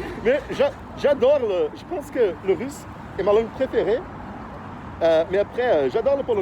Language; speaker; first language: French; non-native, fluent; Portuguese